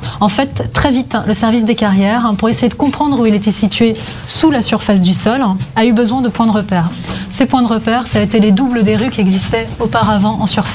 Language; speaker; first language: French; native; French